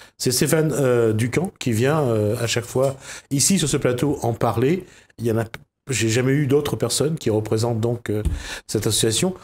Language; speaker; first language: French; native; French